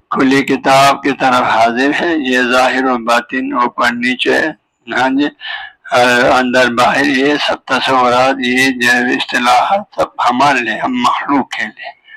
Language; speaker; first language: Urdu; non-native, local second language; Balti